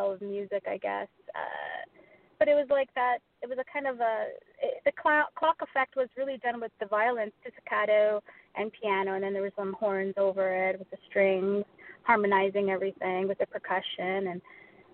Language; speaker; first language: English; native; English